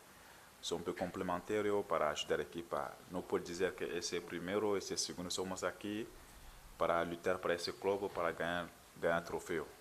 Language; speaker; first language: Portuguese; non-native, learner; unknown